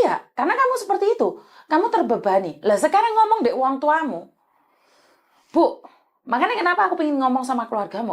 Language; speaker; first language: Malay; non-native, local second language; Javanese